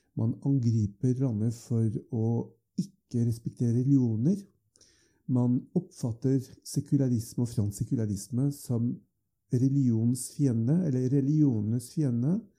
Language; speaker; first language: Norwegian; non-native, fluent; French